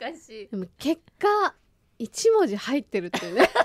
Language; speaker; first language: Japanese; native; Japanese